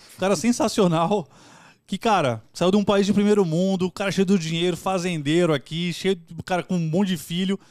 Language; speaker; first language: Portuguese; native; Portuguese